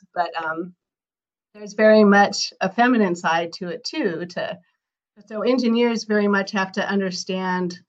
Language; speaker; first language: English; native; English